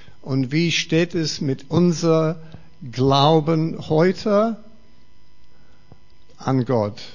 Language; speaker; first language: German; non-native, fluent; English